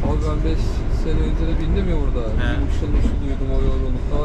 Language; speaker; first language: Turkish; native; Turkish